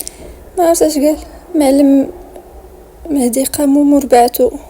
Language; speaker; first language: Arabic; native; Arabic